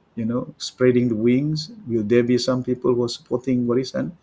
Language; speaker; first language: English; non-native, local second language; Malay